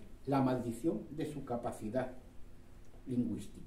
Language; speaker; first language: Spanish; native; Spanish